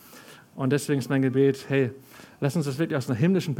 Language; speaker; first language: German; native; German